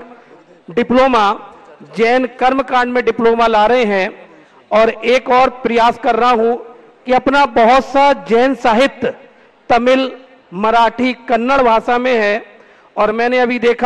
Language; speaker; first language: Hindi; native; Hindi